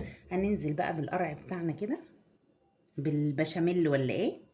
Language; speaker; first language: Arabic; native; Arabic